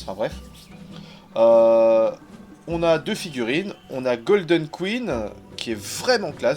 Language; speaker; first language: French; native; French